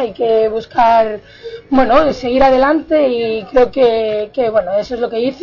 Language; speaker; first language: Spanish; native; Spanish